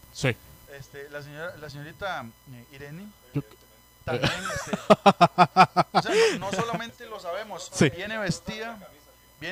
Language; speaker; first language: Spanish; native; Spanish